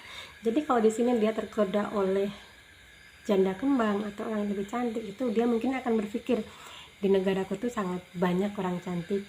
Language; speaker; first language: Indonesian; native; Indonesian